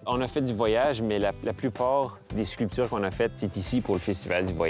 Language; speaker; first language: French; native; French